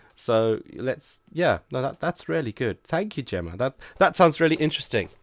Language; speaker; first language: English; native; English